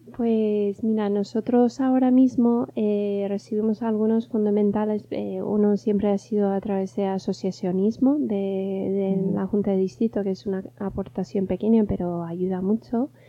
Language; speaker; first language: Spanish; non-native, fluent; English